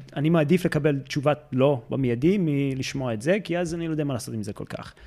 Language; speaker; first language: Hebrew; early bilingual, heritage; Hebrew